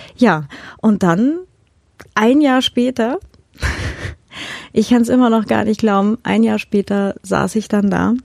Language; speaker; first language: German; native; German